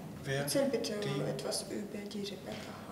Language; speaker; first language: German; non-native, learner; Russian